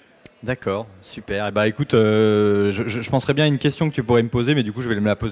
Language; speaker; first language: French; native; French